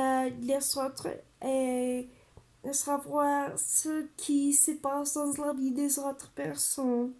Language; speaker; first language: French; non-native, learner; Spanish